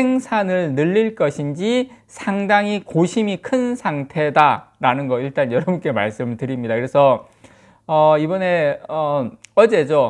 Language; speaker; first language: Korean; native; Korean